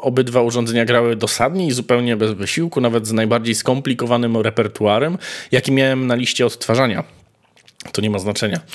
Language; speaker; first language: Polish; native; Polish